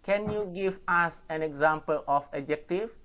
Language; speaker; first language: English; non-native, learner; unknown